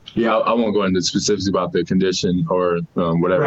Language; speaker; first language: English; native; English